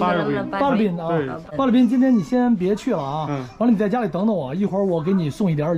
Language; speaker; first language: Chinese; native; Chinese